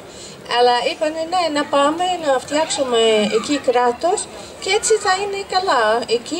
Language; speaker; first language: Greek; non-native, fluent; Arabic